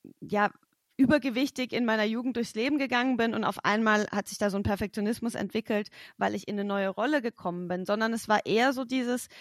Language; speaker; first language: German; native; German